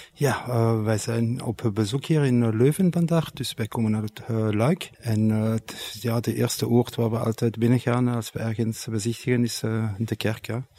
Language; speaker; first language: Dutch; non-native, fluent; French